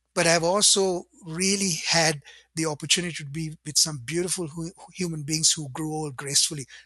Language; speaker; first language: English; non-native, local second language; Sinhala